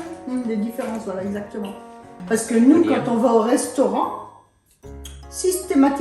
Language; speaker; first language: French; native; French